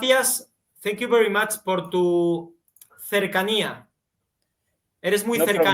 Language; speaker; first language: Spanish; native; Spanish